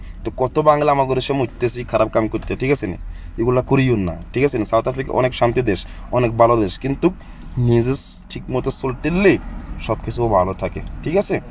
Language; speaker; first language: Bangla; non-native, fluent; Zulu